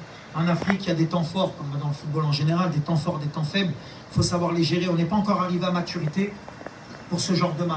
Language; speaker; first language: French; native; French